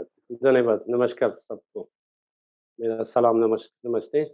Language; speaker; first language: Hindi; non-native, learner; Persian